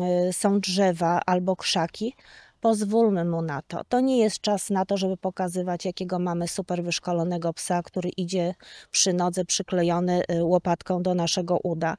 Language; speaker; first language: Polish; native; Polish